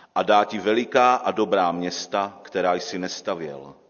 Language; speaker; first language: Czech; native; Czech